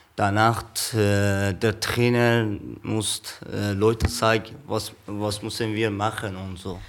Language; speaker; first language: German; non-native, learner; Persian